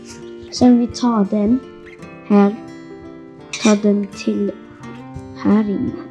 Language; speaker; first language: Swedish; non-native, fluent; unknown